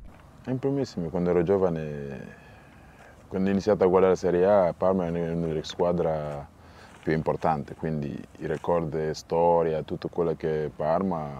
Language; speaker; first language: Italian; non-native, fluent; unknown